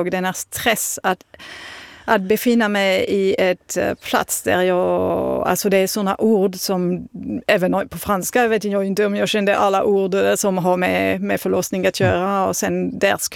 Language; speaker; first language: Swedish; non-native, fluent; French